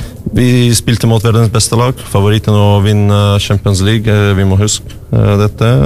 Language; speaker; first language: Norwegian; non-native, learner; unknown